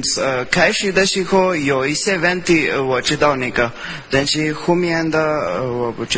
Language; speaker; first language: Chinese; non-native, learner; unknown